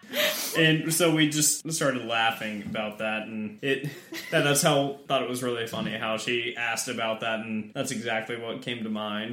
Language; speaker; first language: English; native; English